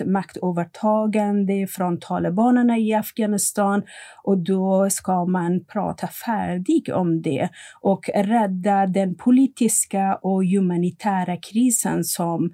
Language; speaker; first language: Swedish; non-native, fluent; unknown